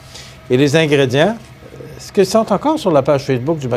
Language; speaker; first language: French; native; French